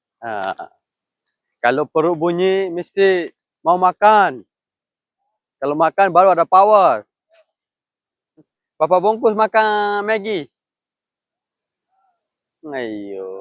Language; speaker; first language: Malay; non-native, fluent; Bangla